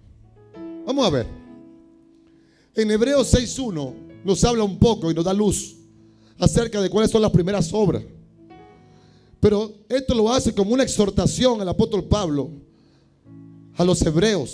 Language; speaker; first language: Spanish; native; Spanish